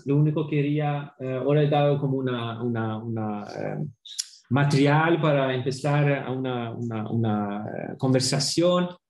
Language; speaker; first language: Spanish; non-native, fluent; Swedish